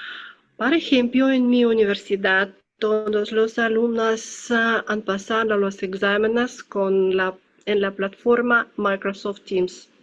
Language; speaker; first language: Spanish; non-native, learner; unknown